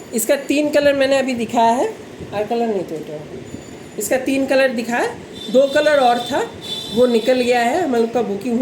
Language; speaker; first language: Hindi; non-native, local second language; Bangla